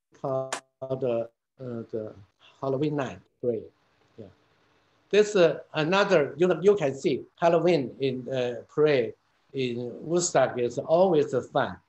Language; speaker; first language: English; non-native, fluent; Chinese